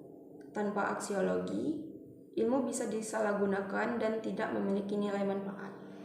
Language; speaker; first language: Indonesian; native; Indonesian